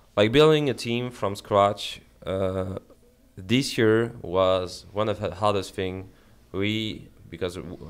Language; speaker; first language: English; non-native, fluent; French